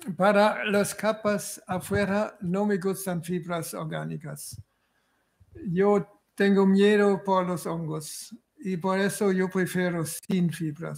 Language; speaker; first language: Spanish; non-native, fluent; German